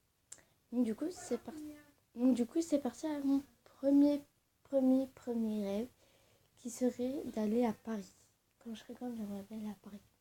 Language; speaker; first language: French; early bilingual, other home language; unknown